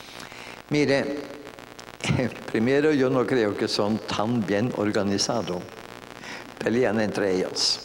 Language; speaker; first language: Spanish; non-native, fluent; Norwegian